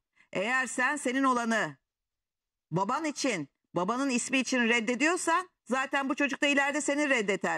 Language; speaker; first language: Turkish; native; Turkish